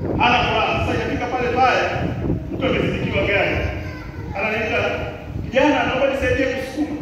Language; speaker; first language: Swahili; native; Swahili